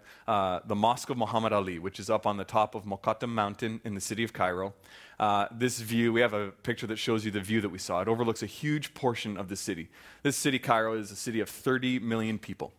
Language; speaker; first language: English; native; English